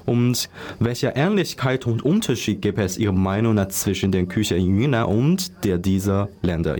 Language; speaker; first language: German; non-native, learner; Chinese